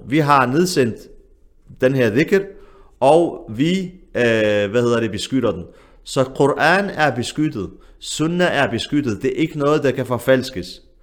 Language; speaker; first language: Danish; early bilingual, other home language; Arabic